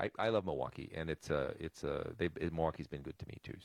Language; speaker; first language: English; native; English